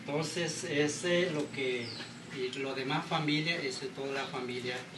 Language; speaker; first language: Spanish; non-native, local second language; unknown